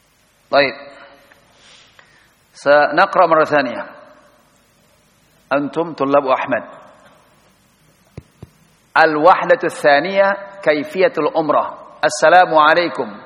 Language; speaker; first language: Arabic; non-native, fluent; Indonesian